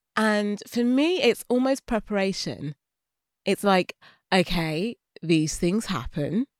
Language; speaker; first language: English; native; English